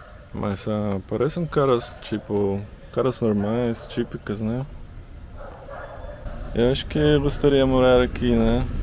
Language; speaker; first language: Portuguese; non-native, learner; Russian